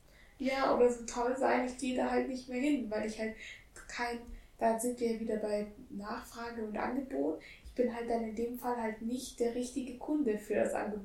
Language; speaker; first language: German; native; German